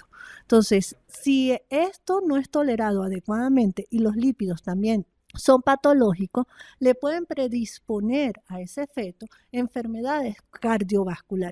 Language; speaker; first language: Spanish; native; Spanish